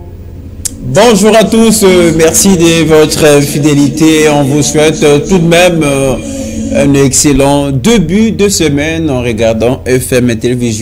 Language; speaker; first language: French; non-native, local second language; Lingala